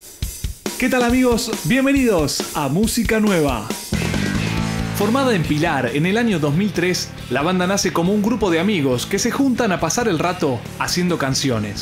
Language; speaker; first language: Spanish; native; Spanish